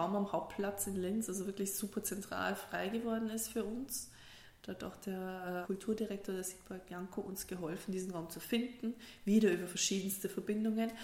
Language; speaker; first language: German; early bilingual, other home language; Russian